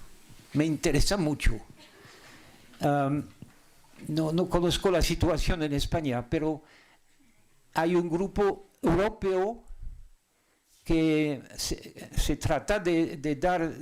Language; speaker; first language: Spanish; non-native, fluent; French